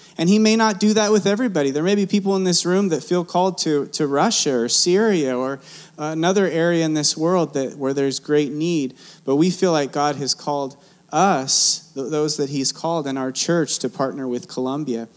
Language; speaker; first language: English; early bilingual, other home language; Spanish